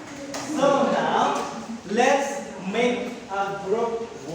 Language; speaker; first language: English; non-native, learner; Indonesian